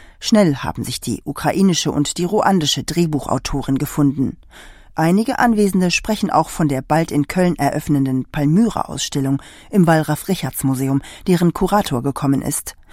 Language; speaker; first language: German; native; German